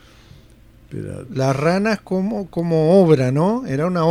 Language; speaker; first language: Spanish; native; Spanish